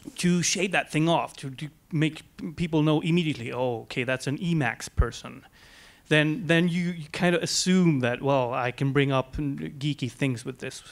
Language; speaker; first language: English; non-native, fluent; Swedish